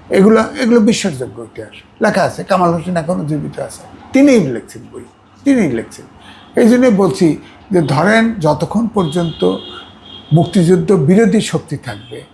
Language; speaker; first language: Bangla; native; Bangla